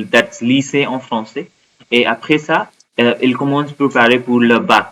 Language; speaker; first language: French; non-native, fluent; Hindi